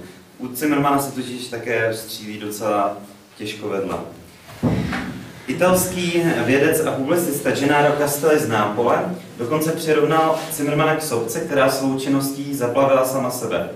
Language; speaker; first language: Czech; native; Czech